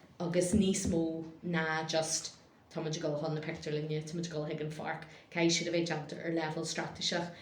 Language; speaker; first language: Irish; non-native, local second language; English